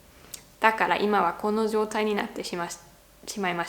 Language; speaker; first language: Japanese; non-native, learner; German